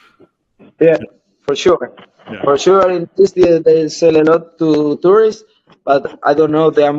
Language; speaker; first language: English; non-native, learner; Spanish